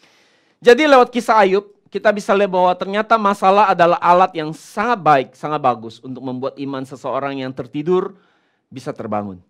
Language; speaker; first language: Indonesian; native; Indonesian